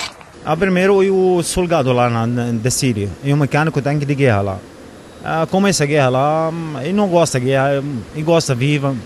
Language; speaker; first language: Portuguese; non-native, learner; Arabic